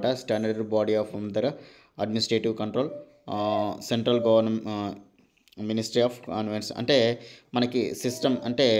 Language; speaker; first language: Telugu; native; Telugu